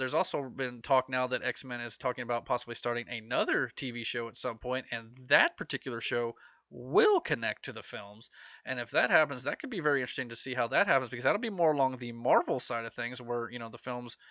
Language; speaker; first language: English; native; English